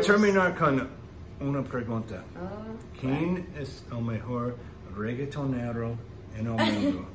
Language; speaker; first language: Spanish; non-native, learner; English